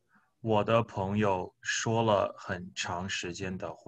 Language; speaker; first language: Chinese; non-native, learner; English